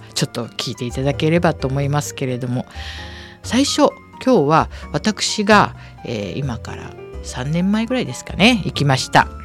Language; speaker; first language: Japanese; native; Japanese